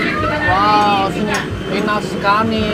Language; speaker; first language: Indonesian; non-native, learner; Chinese